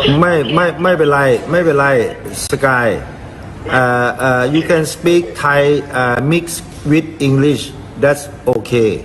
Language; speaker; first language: Thai; native; Thai